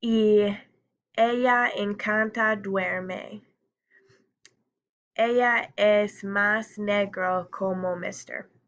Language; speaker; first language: Spanish; non-native, learner; English